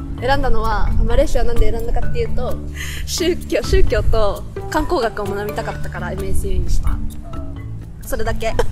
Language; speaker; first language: Japanese; native; Japanese